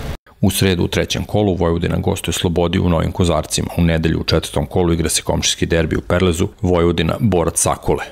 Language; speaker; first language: Serbian; native; Serbian